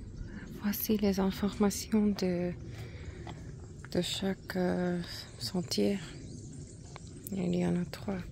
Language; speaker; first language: French; non-native, learner; English